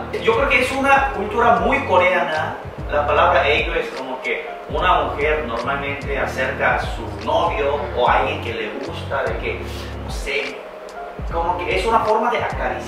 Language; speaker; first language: Spanish; non-native, fluent; Korean